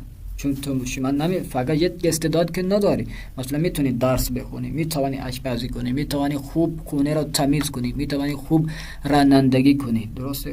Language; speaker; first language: Persian; non-native, fluent; Urdu